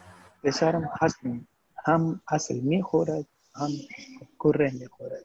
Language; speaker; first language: Persian; non-native, learner; Urdu